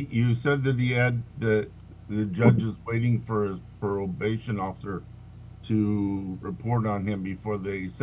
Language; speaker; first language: English; native; English